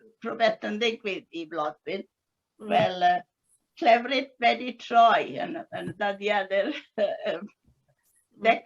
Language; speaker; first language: Welsh; non-native, learner; English